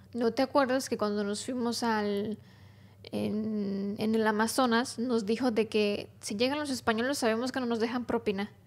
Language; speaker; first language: Spanish; non-native, fluent; Romanian